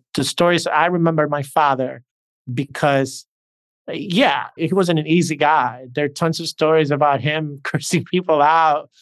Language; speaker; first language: English; early bilingual, other home language; Spanish